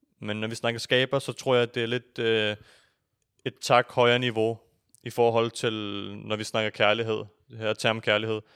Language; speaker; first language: Danish; early bilingual, other home language; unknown